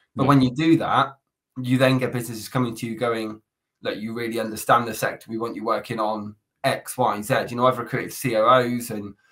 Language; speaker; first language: English; native; English